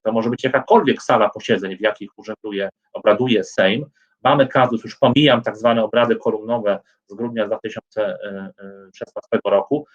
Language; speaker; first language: Polish; native; Polish